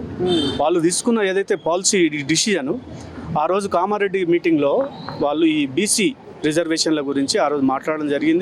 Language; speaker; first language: Telugu; native; Telugu